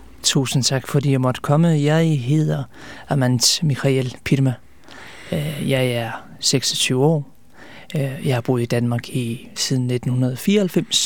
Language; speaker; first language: Danish; early bilingual, other home language; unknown